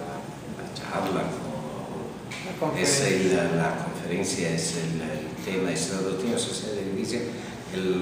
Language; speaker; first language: Spanish; non-native, fluent; Italian